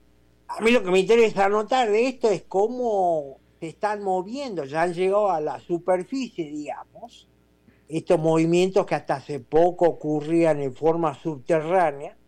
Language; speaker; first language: Spanish; native; Spanish